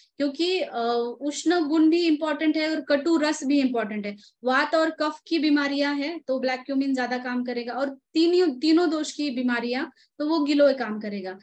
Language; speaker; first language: Hindi; non-native, local second language; Marathi